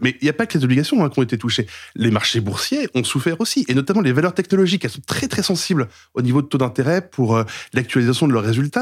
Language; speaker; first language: French; native; French